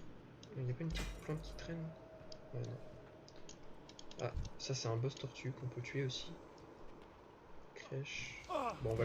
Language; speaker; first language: French; native; French